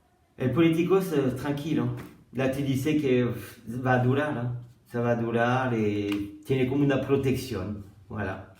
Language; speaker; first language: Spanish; non-native, learner; French